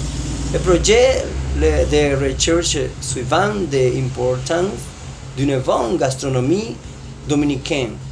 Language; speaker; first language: French; non-native, learner; Spanish